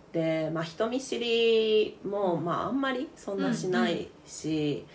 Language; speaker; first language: Japanese; early bilingual, other home language; Chinese